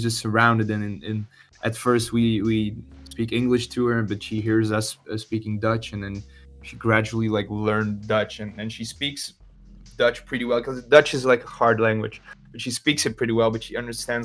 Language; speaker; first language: English; non-native, fluent; Dutch